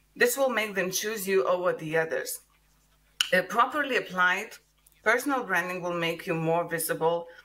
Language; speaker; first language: English; non-native, fluent; Lithuanian